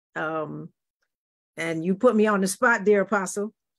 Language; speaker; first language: English; native; English